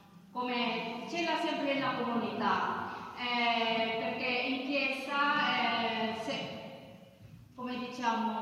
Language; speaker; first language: Italian; non-native, learner; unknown